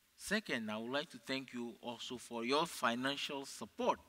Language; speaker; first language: English; non-native, fluent; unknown